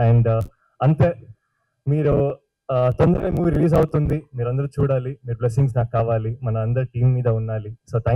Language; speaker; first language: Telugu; non-native, learner; Kannada